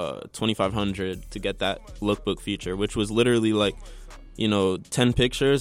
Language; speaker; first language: English; native; English